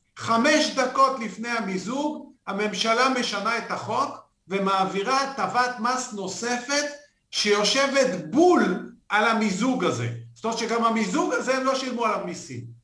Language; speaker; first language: Hebrew; native; Hebrew